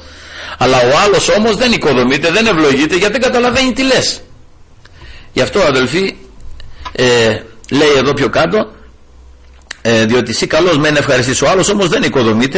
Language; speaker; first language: Greek; native; Greek